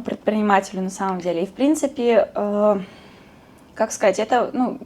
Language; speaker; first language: Russian; native; Russian